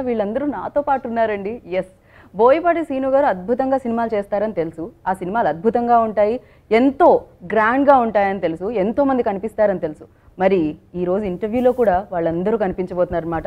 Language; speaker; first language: Telugu; native; Telugu